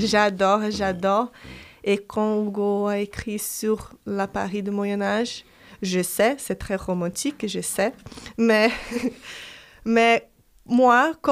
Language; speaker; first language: French; non-native, fluent; Portuguese